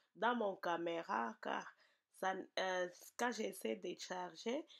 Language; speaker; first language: French; non-native, local second language; Swahili